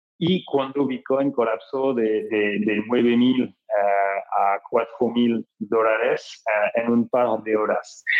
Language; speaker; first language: Spanish; non-native, learner; French